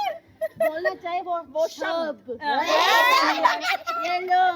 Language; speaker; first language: Hindi; non-native, local second language; Rongmei Naga